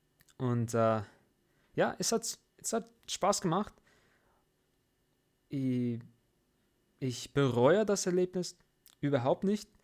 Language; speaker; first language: German; non-native, fluent; English